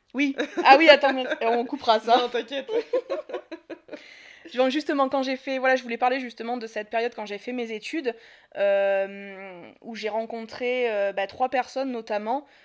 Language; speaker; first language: French; native; French